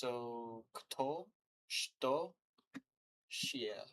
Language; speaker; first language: Russian; non-native, learner; English